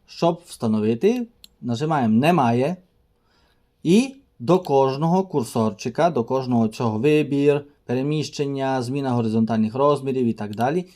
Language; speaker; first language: Ukrainian; native; Ukrainian